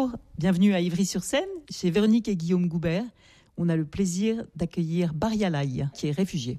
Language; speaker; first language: French; native; French